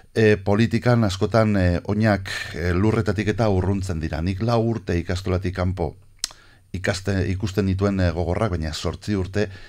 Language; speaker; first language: Basque; non-native, local second language; Spanish